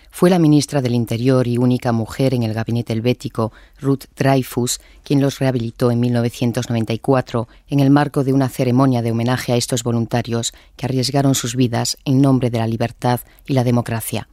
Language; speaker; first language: Spanish; native; Spanish